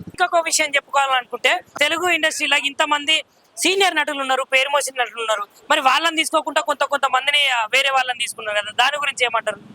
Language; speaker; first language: Telugu; native; Telugu